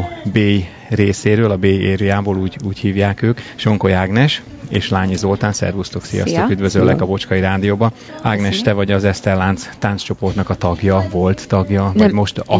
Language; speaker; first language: Hungarian; native; Hungarian